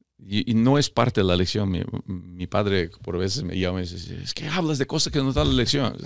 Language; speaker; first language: Spanish; early bilingual, heritage; Spanish